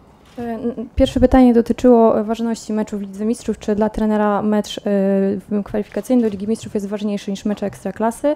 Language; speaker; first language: Polish; native; Polish